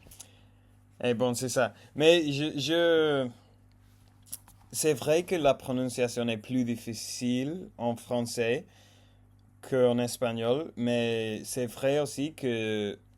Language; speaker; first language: French; non-native, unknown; English